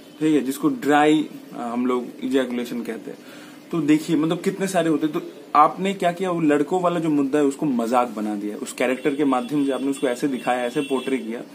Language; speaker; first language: Hindi; non-native, local second language; Bangla